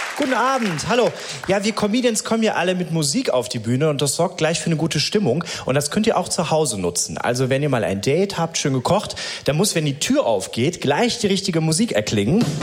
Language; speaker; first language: German; native; German